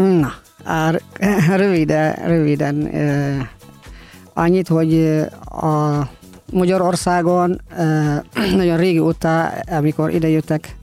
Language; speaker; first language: Hungarian; non-native, fluent; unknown